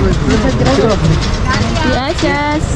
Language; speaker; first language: Spanish; non-native, learner; French